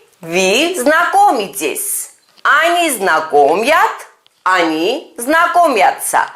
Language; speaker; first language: Russian; non-native, fluent; Turkish